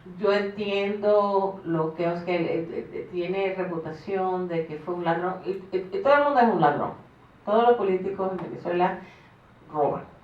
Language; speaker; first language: Spanish; native; Spanish